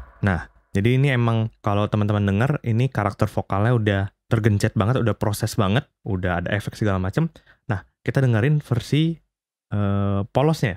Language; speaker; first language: Indonesian; native; Indonesian